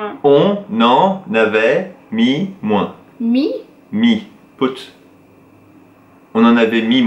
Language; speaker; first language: French; native; French